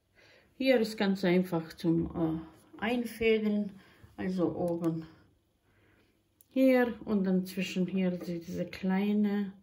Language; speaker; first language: German; non-native, fluent; Croatian